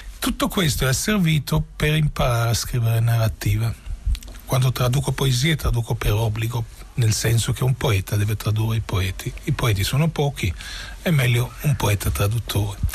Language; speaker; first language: Italian; non-native, fluent; Romanian